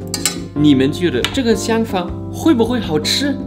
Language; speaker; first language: Chinese; non-native, fluent; German